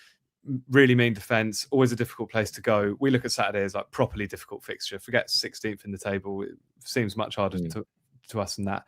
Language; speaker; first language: English; native; English